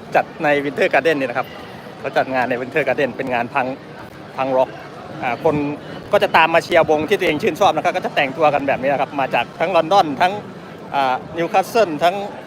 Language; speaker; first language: Thai; native; Thai